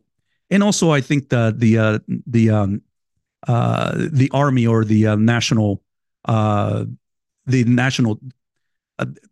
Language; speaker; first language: English; non-native, fluent; Spanish